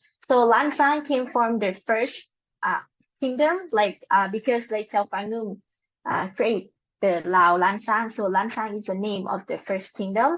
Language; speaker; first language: English; non-native, learner; Lao